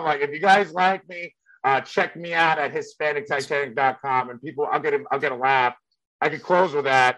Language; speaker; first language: English; early bilingual, other home language; Spanish